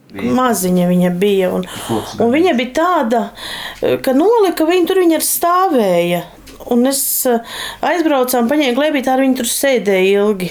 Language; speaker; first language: Latvian; native; Latvian